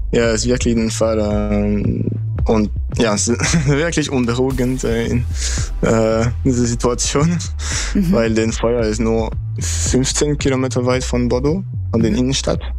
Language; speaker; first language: German; non-native, fluent; French